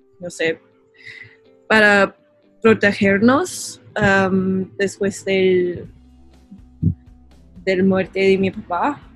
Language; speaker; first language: Spanish; non-native, learner; English